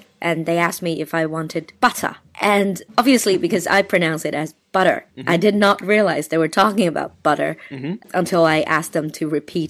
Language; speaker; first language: English; non-native, fluent; Chinese